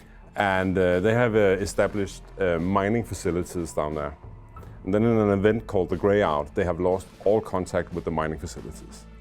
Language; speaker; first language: English; non-native, fluent; Danish